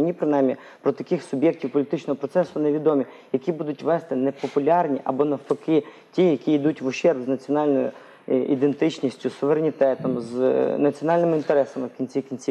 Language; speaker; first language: Ukrainian; native; Ukrainian